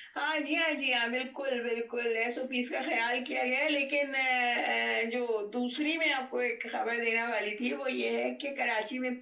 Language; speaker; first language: Urdu; native; Urdu